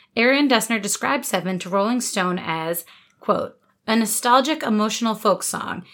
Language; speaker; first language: English; native; English